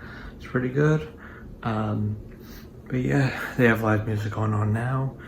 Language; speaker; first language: English; native; English